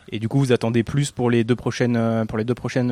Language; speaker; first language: French; native; French